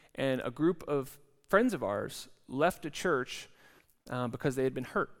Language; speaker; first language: English; native; English